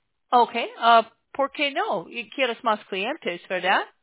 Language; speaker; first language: Spanish; non-native, learner; English